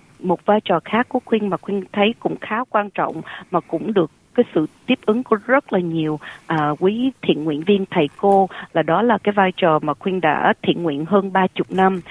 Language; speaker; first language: Vietnamese; early bilingual, heritage; Vietnamese